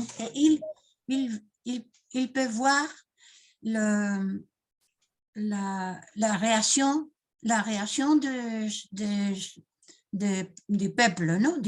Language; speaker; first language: French; non-native, fluent; Spanish